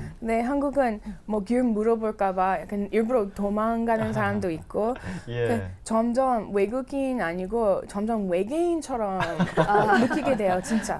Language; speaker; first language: Korean; non-native, fluent; English